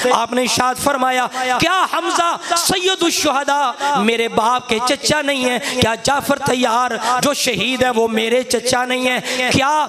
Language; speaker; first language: Urdu; non-native, local second language; Punjabi